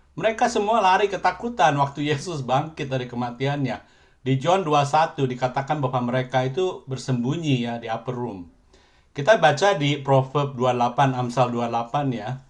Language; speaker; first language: Indonesian; native; Indonesian